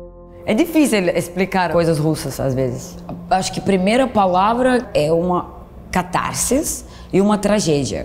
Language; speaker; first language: Portuguese; non-native, learner; Russian